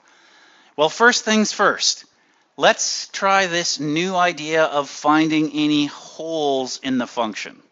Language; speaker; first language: English; native; English